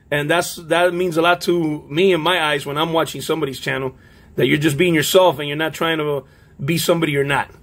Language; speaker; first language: English; native; English